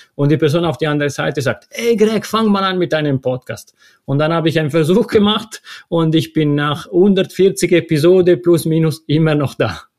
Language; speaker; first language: German; non-native, local second language; Italian